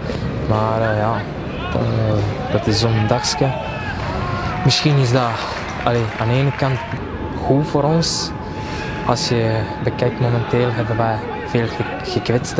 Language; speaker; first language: Dutch; non-native, local second language; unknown